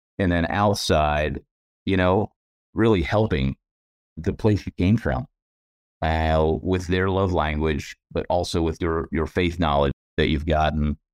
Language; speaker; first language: English; native; English